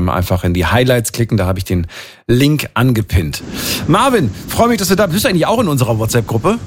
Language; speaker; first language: German; native; German